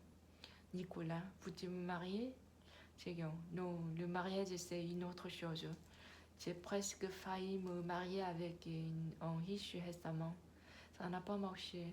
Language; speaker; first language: French; non-native, learner; Korean